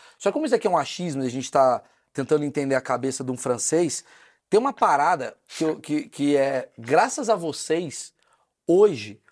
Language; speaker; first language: Portuguese; native; Portuguese